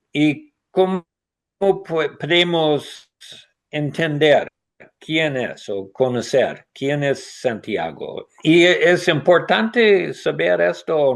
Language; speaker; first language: Spanish; non-native, learner; English